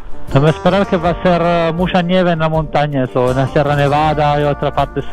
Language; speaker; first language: Spanish; non-native, learner; Italian